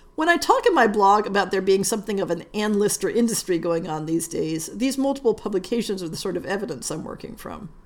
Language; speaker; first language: English; native; English